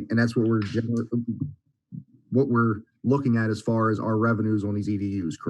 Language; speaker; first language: English; native; English